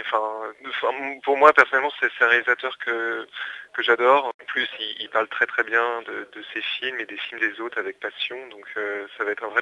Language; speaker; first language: French; native; French